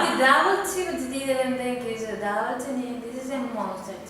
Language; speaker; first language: Dutch; non-native, learner; Spanish